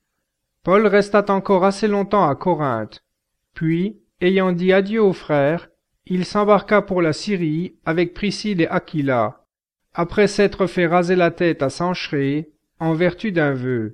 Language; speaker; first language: French; native; French